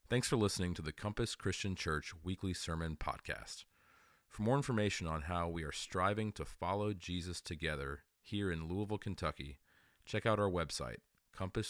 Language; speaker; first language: English; native; English